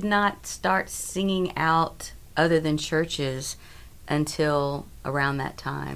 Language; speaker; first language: English; native; English